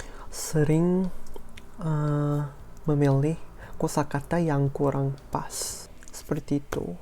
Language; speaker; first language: Indonesian; non-native, fluent; Korean